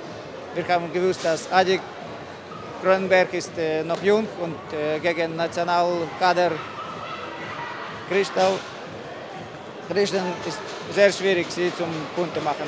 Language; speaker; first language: German; non-native, learner; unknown